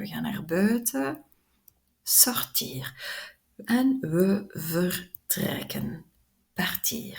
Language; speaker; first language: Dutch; non-native, local second language; French